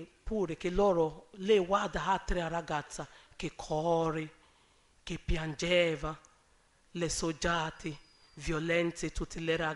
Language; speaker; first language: Italian; non-native, learner; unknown